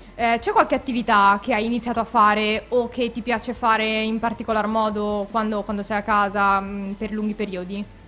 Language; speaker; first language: Italian; native; Italian